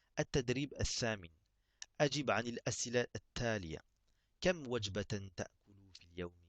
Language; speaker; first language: Arabic; non-native, fluent; French